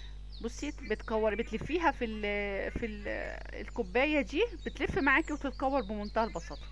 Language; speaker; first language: Arabic; native; Arabic